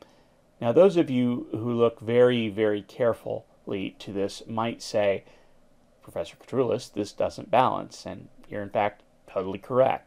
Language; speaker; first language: English; native; English